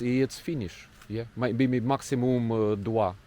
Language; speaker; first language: English; non-native, learner; Ukrainian